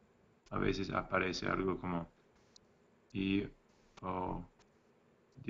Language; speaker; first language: Spanish; non-native, learner; English